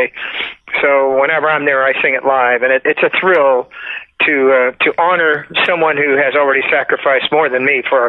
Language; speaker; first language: English; native; English